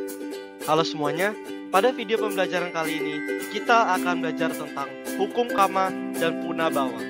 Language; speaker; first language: Indonesian; native; Indonesian